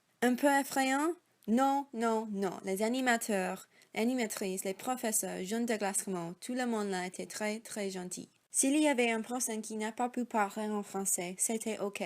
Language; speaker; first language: French; non-native, learner; English